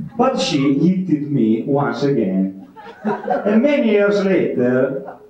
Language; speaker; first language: English; non-native, fluent; Italian